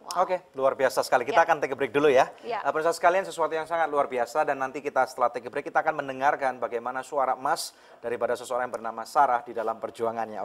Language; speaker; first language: Indonesian; native; Indonesian